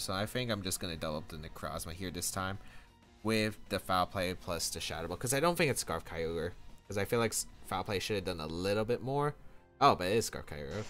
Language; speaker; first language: English; native; English